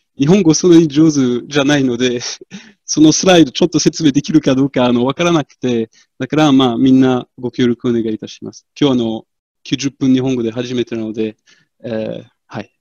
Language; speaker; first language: Japanese; non-native, fluent; French